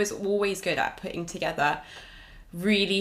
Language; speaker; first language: English; native; English